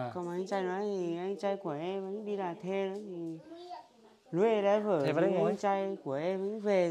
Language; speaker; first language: Vietnamese; non-native, local second language; Hmong